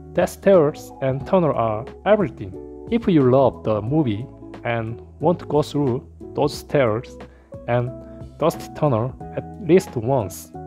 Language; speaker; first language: English; non-native, learner; Korean